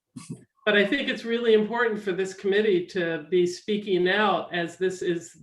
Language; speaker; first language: English; native; English